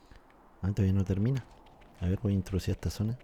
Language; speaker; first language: Spanish; native; Spanish